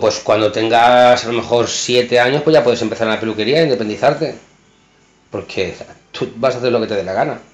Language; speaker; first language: Spanish; native; Spanish